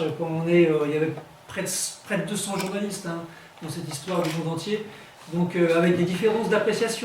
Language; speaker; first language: French; native; French